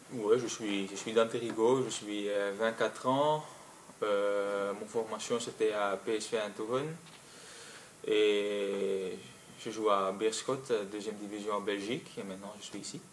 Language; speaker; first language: French; non-native, local second language; Dutch